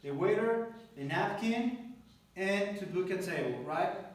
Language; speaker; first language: English; non-native, fluent; Spanish